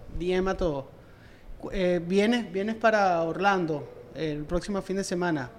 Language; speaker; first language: Spanish; native; Spanish